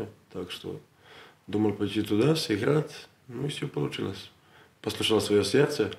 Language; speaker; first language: Russian; non-native, learner; Serbian